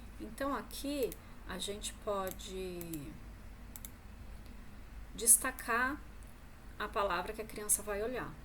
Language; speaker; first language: Portuguese; native; Portuguese